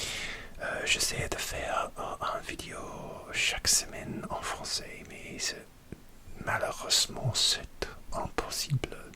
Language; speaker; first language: French; non-native, learner; English